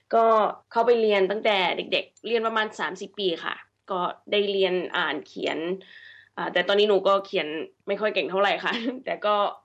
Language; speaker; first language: Thai; early bilingual, heritage; Thai